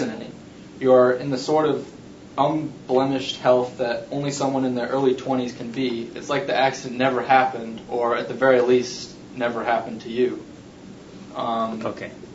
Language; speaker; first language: English; native; English